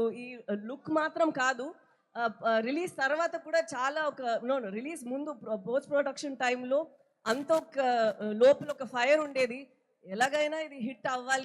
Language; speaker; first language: Telugu; non-native, fluent; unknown